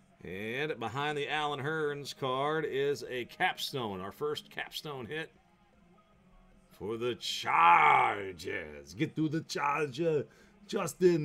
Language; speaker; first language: English; native; English